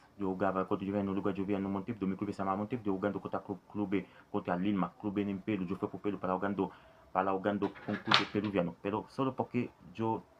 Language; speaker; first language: Spanish; non-native, learner; Haitian Creole